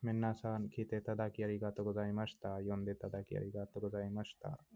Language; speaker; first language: Japanese; non-native, fluent; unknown